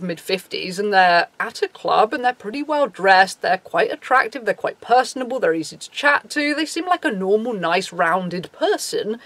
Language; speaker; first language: English; native; English